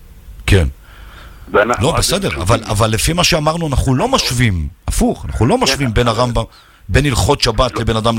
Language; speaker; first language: Hebrew; native; Hebrew